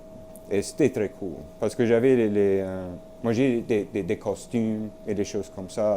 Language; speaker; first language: French; non-native, local second language; English